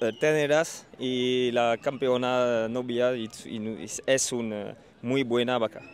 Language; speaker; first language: Spanish; non-native, learner; French